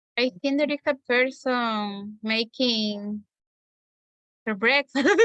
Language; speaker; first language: English; non-native, learner; Spanish